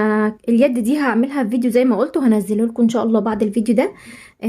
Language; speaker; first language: Arabic; native; Arabic